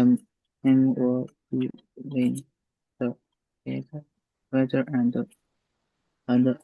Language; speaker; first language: English; non-native, learner; Chinese